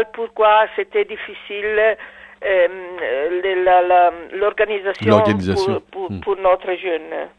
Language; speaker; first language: French; non-native, learner; Italian